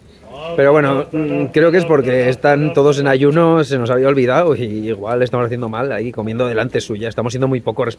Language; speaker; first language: Spanish; native; Spanish